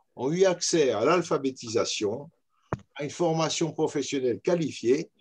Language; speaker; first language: French; native; French